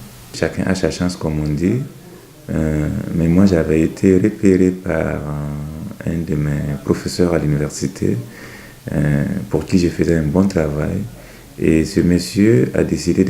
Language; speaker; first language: French; non-native, local second language; Mossi